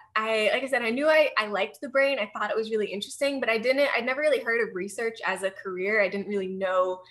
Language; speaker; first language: English; native; English